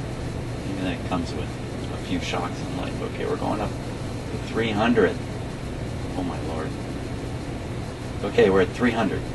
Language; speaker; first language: English; native; English